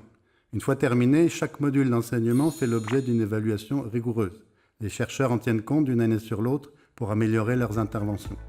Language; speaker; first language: French; native; French